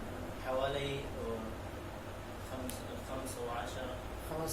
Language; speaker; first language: Arabic; non-native, learner; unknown